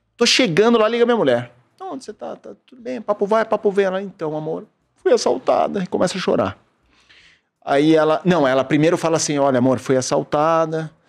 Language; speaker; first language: Portuguese; native; Portuguese